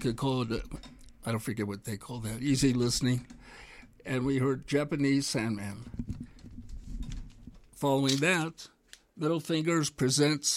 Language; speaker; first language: English; native; English